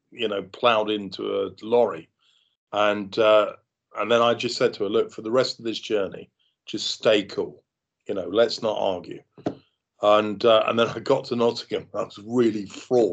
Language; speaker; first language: English; native; English